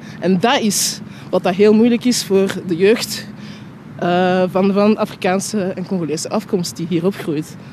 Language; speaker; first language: Dutch; early bilingual, other home language; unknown